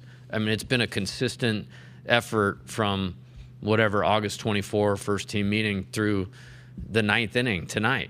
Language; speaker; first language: English; native; English